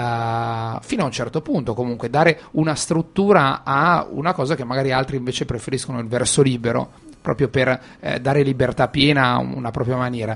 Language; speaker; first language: Italian; native; Italian